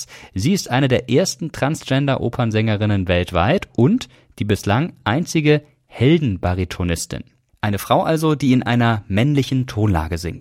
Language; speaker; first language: German; native; German